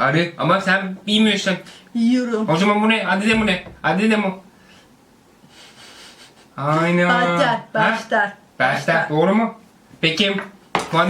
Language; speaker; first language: Turkish; non-native, learner; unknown